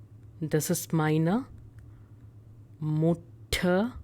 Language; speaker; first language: German; non-native, fluent; Hindi